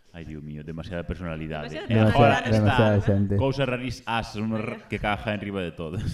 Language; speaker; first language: Galician; native; Galician